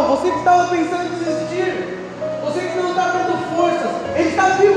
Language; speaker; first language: Portuguese; native; Portuguese